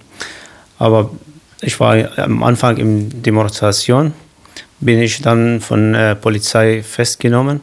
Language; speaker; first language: German; non-native, learner; Kurdish